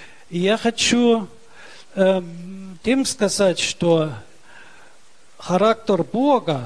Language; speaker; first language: Russian; early bilingual, heritage; Russian